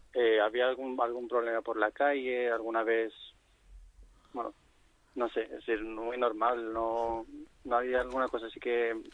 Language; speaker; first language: Spanish; native; Spanish